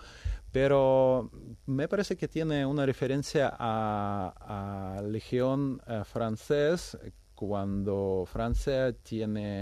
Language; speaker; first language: Spanish; non-native, fluent; Ukrainian